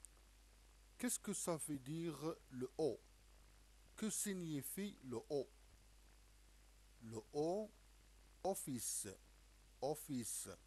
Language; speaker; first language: French; non-native, local second language; Arabic